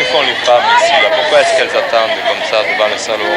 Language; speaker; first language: French; native; French